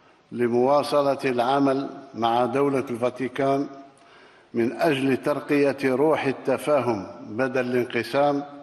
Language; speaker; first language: Arabic; native; Arabic